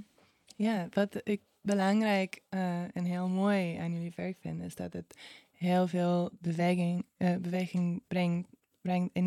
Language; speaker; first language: Dutch; non-native, fluent; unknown